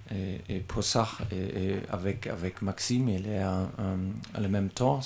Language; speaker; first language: French; non-native, learner; German